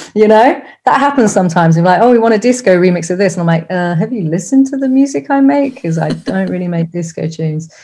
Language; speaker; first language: English; native; English